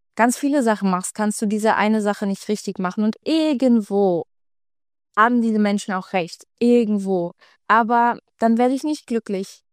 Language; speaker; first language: German; non-native, fluent; Swiss German